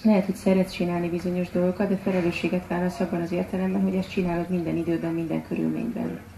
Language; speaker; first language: Hungarian; native; Hungarian